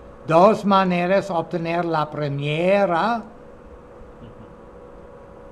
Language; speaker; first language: Spanish; non-native, fluent; English